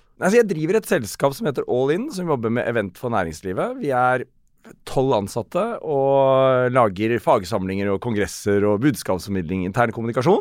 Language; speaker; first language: Norwegian; native; Norwegian